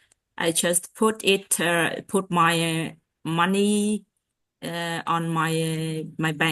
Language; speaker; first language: English; non-native, learner; Vietnamese